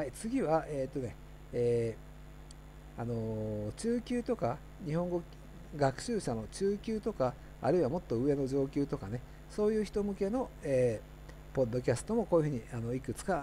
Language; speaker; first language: Japanese; native; Japanese